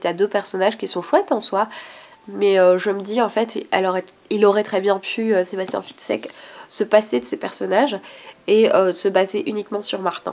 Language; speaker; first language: French; native; French